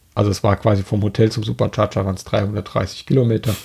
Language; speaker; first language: German; non-native, fluent; French